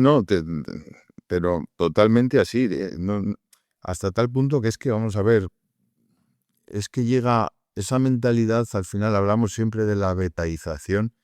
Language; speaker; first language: Spanish; native; Spanish